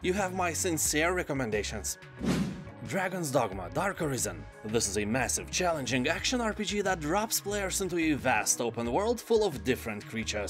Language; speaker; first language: English; non-native, fluent; Lithuanian